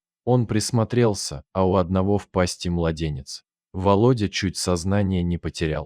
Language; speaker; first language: Russian; native; Russian